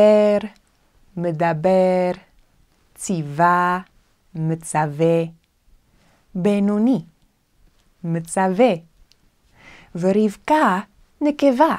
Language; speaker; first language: Hebrew; non-native, fluent; Korean